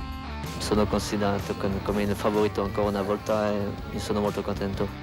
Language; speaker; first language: Italian; non-native, fluent; French